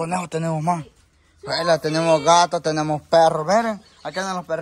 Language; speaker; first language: Spanish; native; Spanish